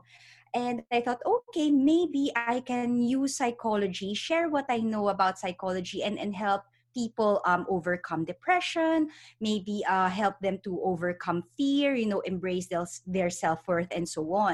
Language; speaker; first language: English; non-native, local second language; Filipino